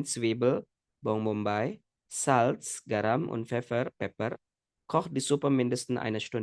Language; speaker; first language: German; non-native, fluent; Indonesian